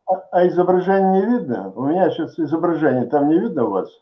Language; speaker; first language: Russian; native; Russian